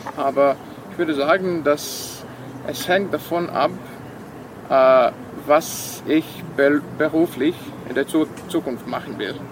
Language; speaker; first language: German; non-native, fluent; Serbian